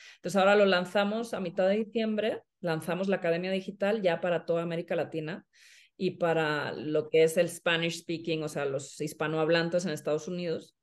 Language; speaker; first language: Spanish; non-native, fluent; Swedish